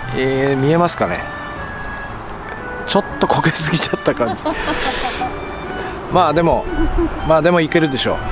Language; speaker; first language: Japanese; native; Japanese